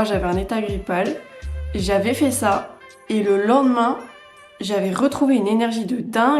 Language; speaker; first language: French; native; French